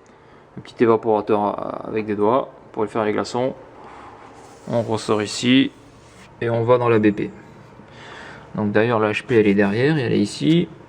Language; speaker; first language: French; native; French